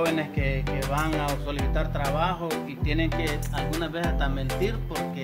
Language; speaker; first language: Spanish; native; Spanish